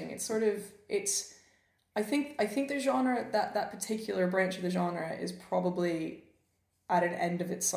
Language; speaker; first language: English; native; English